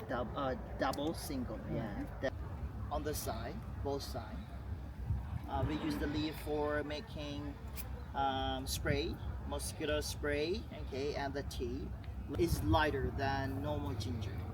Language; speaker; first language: English; non-native, learner; Thai